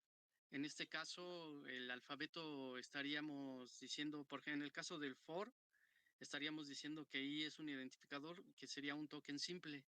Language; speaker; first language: Spanish; native; Spanish